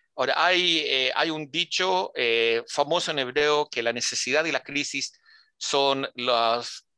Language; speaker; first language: Spanish; early bilingual, heritage; Spanish